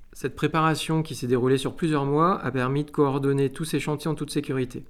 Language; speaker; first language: French; native; French